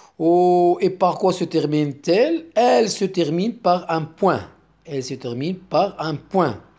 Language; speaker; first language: French; non-native, local second language; Arabic